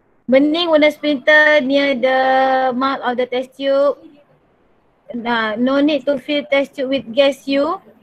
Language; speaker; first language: English; non-native, local second language; Malay